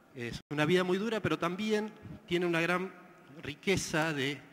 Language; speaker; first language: Spanish; native; Spanish